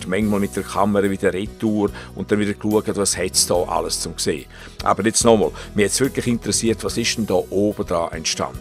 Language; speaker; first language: German; native; German